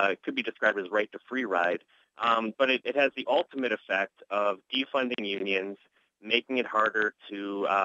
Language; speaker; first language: English; native; English